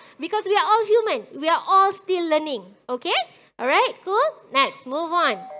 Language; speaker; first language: English; non-native, local second language; Malay